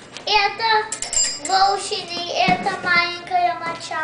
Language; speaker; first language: Russian; early bilingual, heritage; Russian